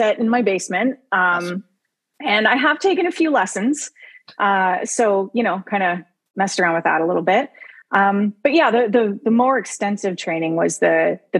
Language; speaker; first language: English; native; English